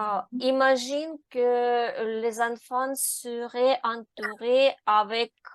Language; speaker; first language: French; non-native, learner; Ukrainian